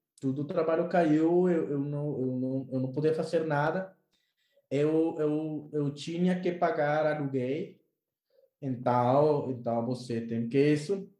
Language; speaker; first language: Portuguese; non-native, learner; Spanish